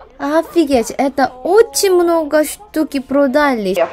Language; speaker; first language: Russian; non-native, learner; Korean